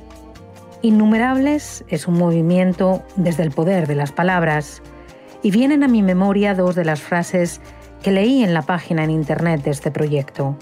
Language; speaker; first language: Spanish; native; Spanish